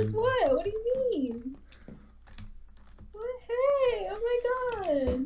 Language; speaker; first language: English; native; English